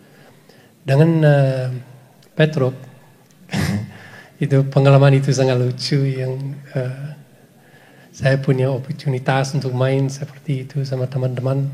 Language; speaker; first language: Indonesian; non-native, fluent; English